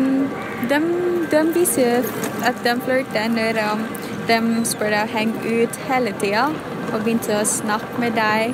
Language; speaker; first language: Norwegian; non-native, fluent; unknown